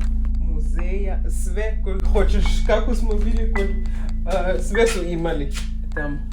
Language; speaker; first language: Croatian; non-native, learner; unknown